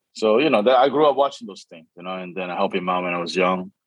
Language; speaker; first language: English; early bilingual, other home language; Korean